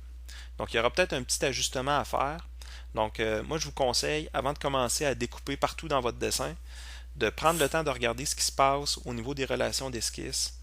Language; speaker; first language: French; native; French